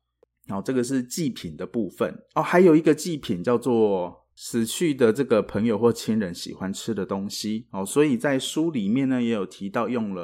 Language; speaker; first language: Chinese; native; Chinese